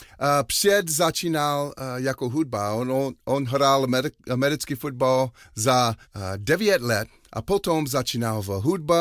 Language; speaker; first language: Czech; non-native, learner; English